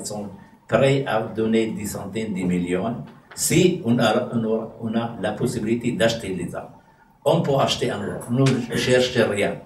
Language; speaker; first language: French; non-native, fluent; Arabic